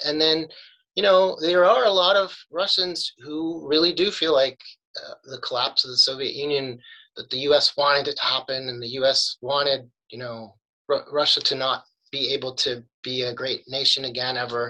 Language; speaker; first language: English; native; English